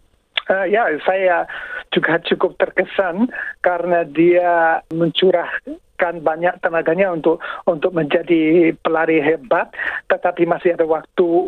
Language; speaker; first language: Indonesian; non-native, fluent; English